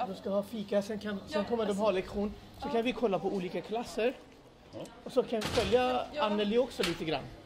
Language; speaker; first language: Swedish; early bilingual, other home language; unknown